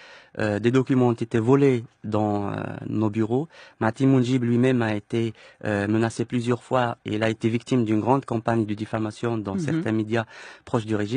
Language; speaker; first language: French; non-native, local second language; Arabic